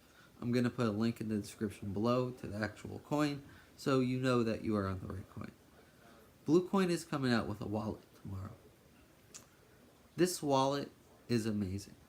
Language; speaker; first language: English; native; English